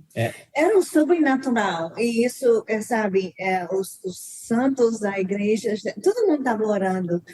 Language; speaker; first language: Portuguese; non-native, learner; English